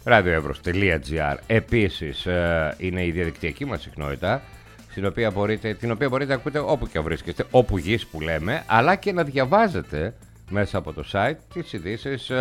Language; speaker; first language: Greek; native; Greek